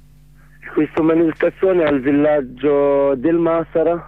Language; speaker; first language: Italian; non-native, learner; Arabic